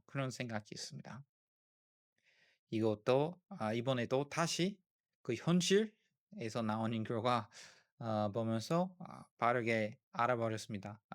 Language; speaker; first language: Korean; non-native, learner; English